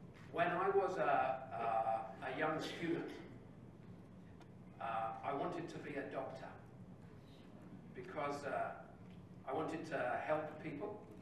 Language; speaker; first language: English; native; English